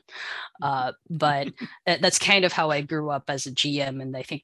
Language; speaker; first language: English; non-native, local second language; Filipino